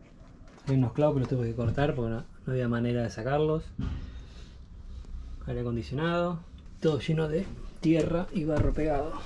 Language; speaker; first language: Spanish; native; Spanish